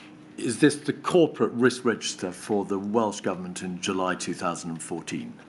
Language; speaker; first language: English; native; English